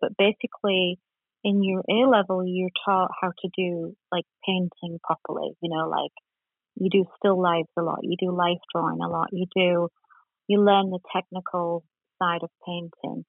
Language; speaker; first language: English; native; English